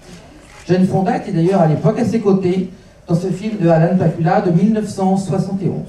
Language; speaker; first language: French; native; French